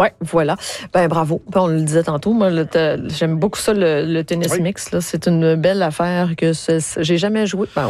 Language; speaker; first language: French; native; French